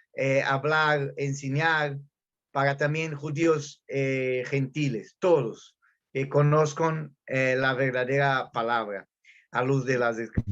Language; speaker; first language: Spanish; non-native, fluent; Portuguese